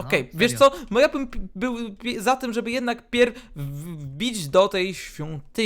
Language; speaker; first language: Polish; native; Polish